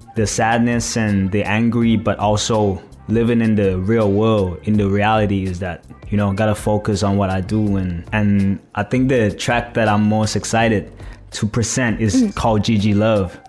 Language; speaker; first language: English; non-native, fluent; Thai